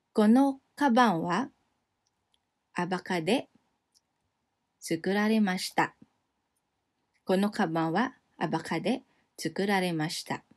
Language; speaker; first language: Japanese; non-native, fluent; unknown